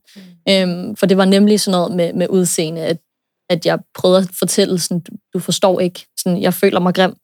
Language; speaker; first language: Danish; early bilingual, other home language; English